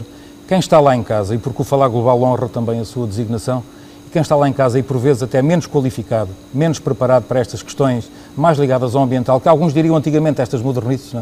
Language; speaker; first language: Portuguese; native; Portuguese